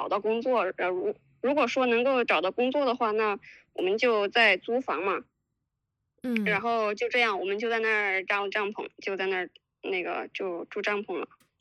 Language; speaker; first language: Chinese; native; Chinese